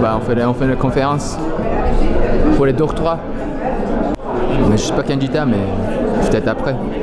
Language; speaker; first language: French; non-native, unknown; Japanese